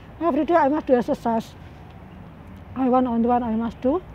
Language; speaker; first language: English; non-native, learner; Indonesian